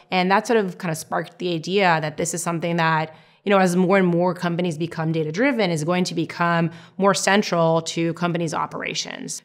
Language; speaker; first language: English; non-native, fluent; Hebrew